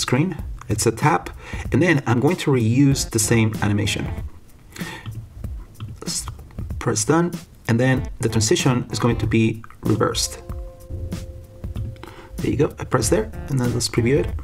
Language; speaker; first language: English; non-native, fluent; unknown